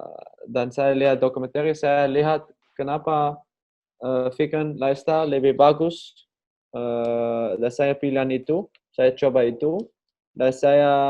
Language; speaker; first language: Indonesian; non-native, learner; Dutch